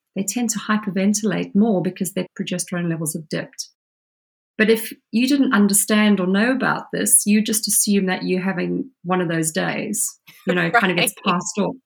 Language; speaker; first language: English; native; English